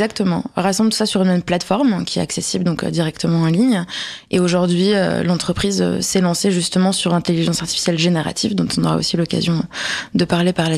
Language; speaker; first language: French; native; French